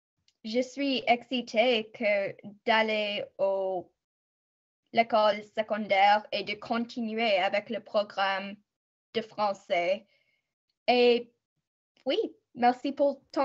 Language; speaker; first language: French; non-native, local second language; English